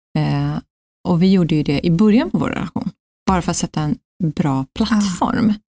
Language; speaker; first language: Swedish; early bilingual, other home language; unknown